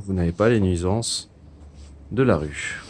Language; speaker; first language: French; native; French